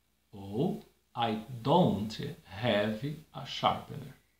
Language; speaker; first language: English; non-native, fluent; Portuguese